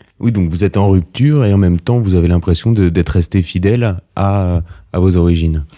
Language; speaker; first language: French; native; French